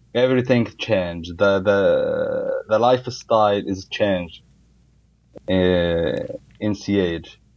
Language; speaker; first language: English; non-native, learner; Arabic